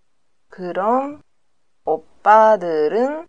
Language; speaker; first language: Korean; non-native, learner; Japanese